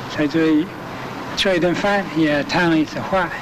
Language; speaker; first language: Chinese; non-native, fluent; English